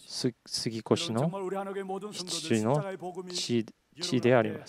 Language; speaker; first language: Japanese; non-native, fluent; Korean